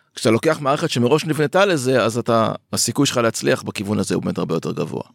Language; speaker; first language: Hebrew; native; Hebrew